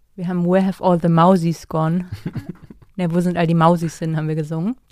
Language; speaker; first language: German; native; German